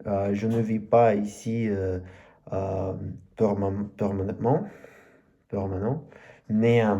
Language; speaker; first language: French; non-native, learner; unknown